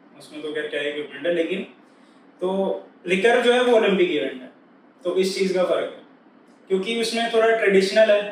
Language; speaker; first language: Hindi; native; Hindi